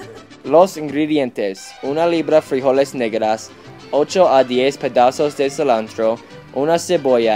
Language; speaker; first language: Spanish; non-native, learner; English